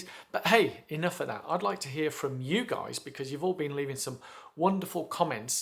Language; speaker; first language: English; native; English